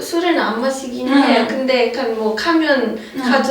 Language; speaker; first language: Korean; non-native, fluent; Arabic